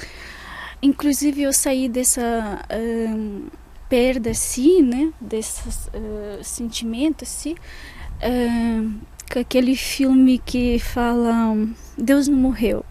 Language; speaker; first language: Portuguese; non-native, fluent; Russian